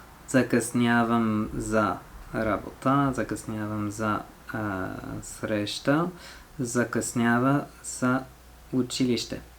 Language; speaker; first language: Bulgarian; non-native, learner; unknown